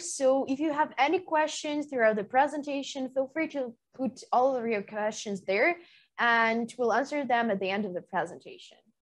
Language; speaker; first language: English; non-native, fluent; Ukrainian